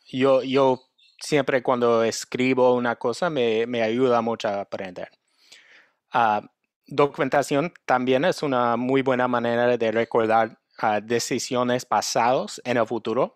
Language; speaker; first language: Spanish; non-native, fluent; English